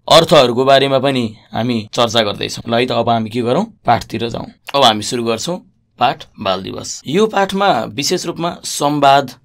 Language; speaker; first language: Nepali; native; Nepali